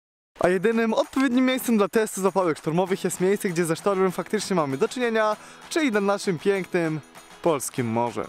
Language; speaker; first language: Polish; native; Polish